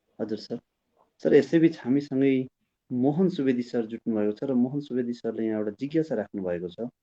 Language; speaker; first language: Nepali; native; Nepali